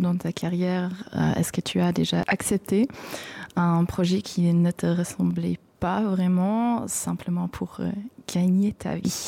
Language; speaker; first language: French; non-native, local second language; Luxembourgish